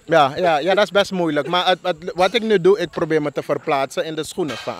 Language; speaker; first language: Dutch; native; Dutch